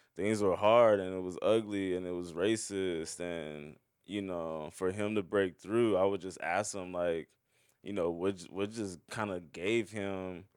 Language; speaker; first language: English; native; English